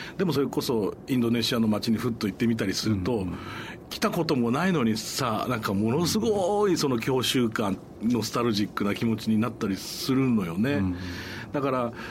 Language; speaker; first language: Japanese; native; Japanese